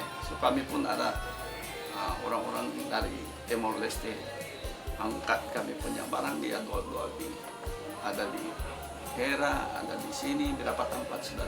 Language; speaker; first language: Indonesian; non-native, fluent; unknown